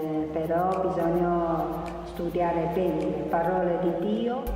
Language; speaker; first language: Italian; non-native, learner; Spanish